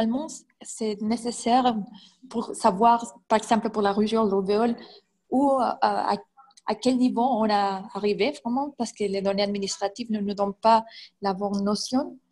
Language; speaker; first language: French; non-native, fluent; Spanish